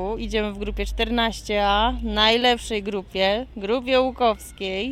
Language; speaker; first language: Polish; native; Polish